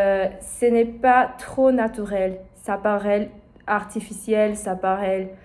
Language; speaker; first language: French; non-native, learner; Portuguese